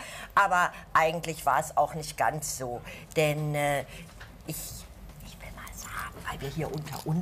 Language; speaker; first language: German; native; German